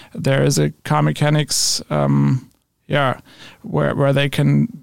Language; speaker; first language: English; non-native, fluent; German